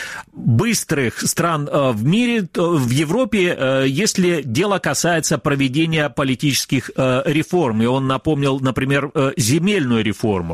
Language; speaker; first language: Ukrainian; native; Ukrainian